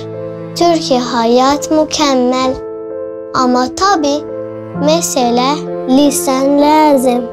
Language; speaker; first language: Turkish; non-native, learner; Arabic